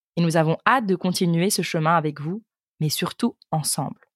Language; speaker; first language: French; native; French